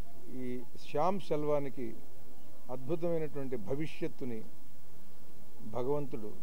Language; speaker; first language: Telugu; native; Telugu